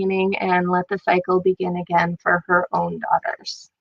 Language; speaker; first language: English; native; English